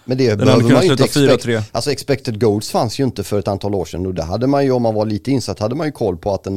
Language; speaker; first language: Swedish; native; Swedish